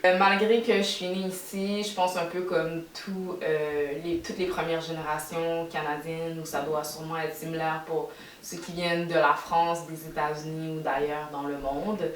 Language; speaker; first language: French; native; French